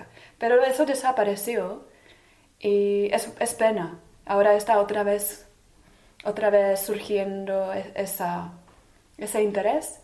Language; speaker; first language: Spanish; non-native, fluent; Czech